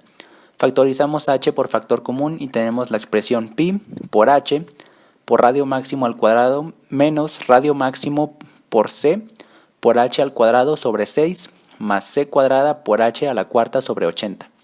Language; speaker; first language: Spanish; native; Spanish